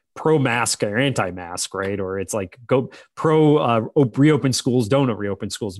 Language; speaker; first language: English; native; English